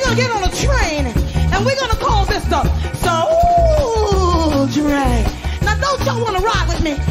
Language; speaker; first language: English; native; English